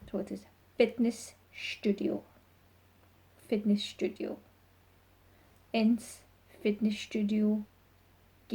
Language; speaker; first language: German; non-native, fluent; English